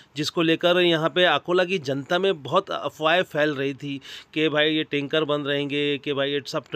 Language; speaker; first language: Hindi; native; Hindi